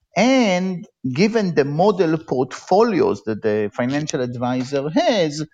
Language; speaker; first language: English; non-native, fluent; Hebrew